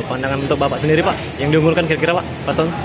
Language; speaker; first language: Indonesian; native; Indonesian